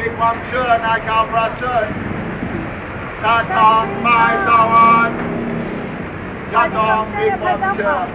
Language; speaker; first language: Thai; non-native, learner; English